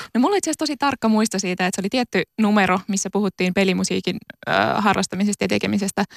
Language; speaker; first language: Finnish; native; Finnish